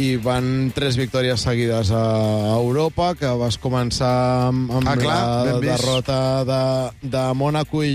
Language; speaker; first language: Catalan; native; Catalan